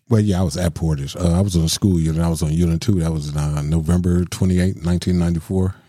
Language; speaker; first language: English; native; English